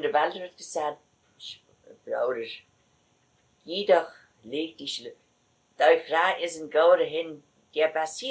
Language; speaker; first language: German; native; German